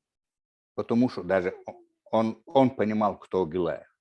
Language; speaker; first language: Russian; non-native, local second language; Chechen